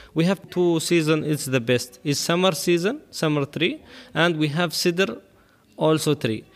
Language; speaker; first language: English; non-native, learner; Arabic